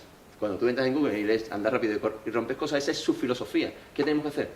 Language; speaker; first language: Spanish; native; Spanish